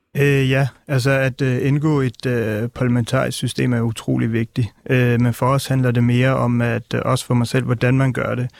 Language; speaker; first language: Danish; early bilingual, other home language; Punjabi